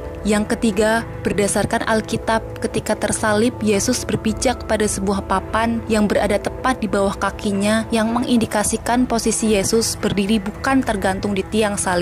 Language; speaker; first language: Indonesian; native; Indonesian